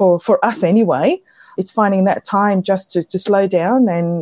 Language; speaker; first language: English; non-native, fluent; Samoan